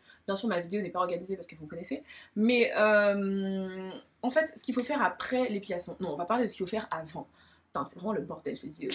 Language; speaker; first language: French; native; French